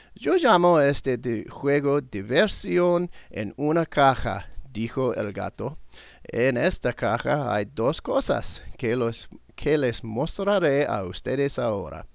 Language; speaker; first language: Spanish; non-native, learner; English